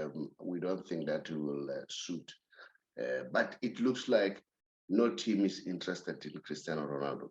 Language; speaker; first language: English; non-native, local second language; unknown